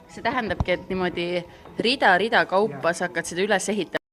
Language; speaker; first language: Estonian; native; Estonian